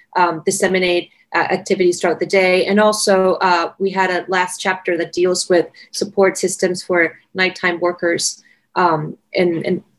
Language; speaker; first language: English; non-native, fluent; Spanish